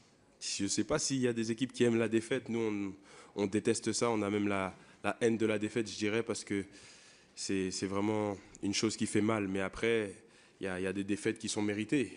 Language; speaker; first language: French; native; French